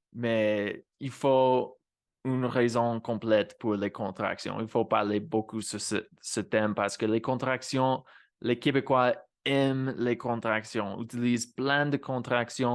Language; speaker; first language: French; non-native, fluent; English